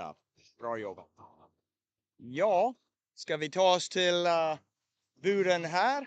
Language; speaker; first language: Swedish; native; Swedish